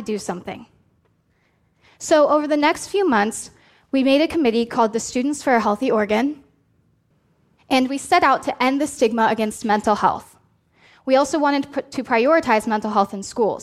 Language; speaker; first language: English; native; English